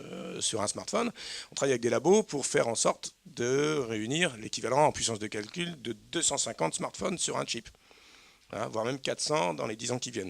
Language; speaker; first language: French; native; French